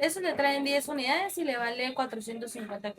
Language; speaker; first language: Spanish; native; Spanish